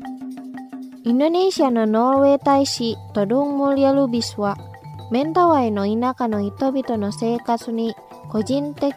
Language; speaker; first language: Japanese; non-native, fluent; Indonesian